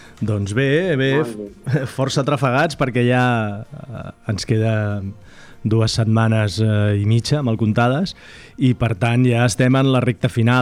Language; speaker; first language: Catalan; native; Catalan